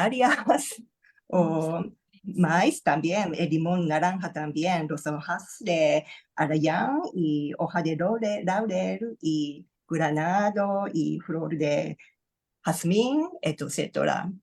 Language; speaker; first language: Spanish; non-native, learner; Japanese